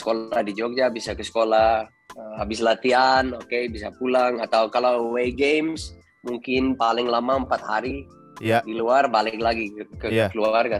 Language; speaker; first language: Indonesian; non-native, fluent; Dutch